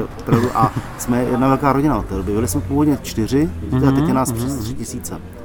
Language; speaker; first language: Czech; native; Czech